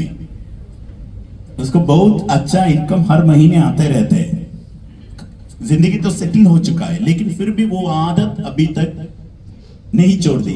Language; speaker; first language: Hindi; non-native, learner; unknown